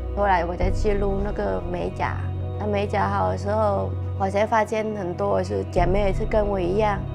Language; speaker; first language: Chinese; non-native, fluent; Vietnamese